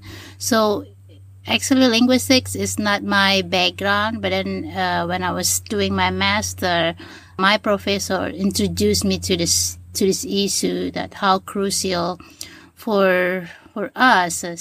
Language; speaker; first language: English; non-native, fluent; Sasak